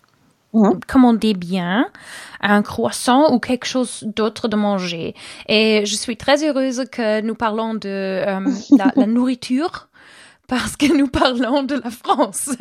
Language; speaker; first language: French; non-native, learner; German